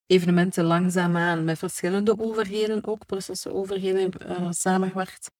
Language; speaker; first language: Dutch; native; Dutch